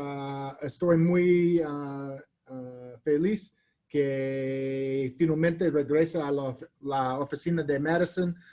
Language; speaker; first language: Spanish; non-native, learner; English